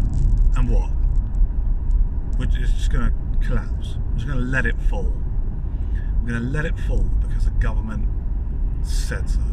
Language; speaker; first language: English; native; English